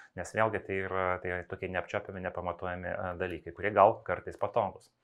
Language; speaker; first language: Lithuanian; non-native, local second language; Russian